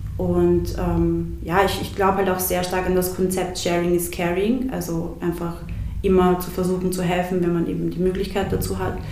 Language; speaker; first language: German; early bilingual, other home language; Bosnian